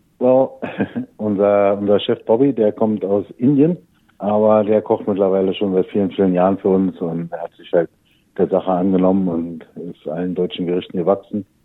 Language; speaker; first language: German; native; German